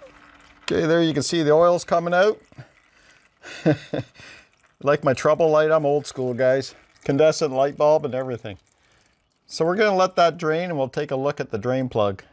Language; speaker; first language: English; native; English